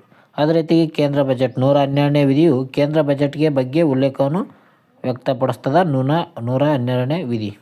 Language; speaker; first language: Kannada; native; Kannada